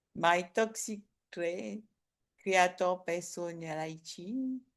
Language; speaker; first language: English; non-native, learner; French